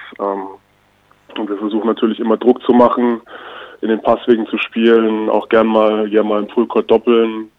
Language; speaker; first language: German; native; German